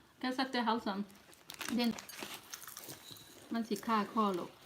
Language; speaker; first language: Swedish; non-native, learner; Thai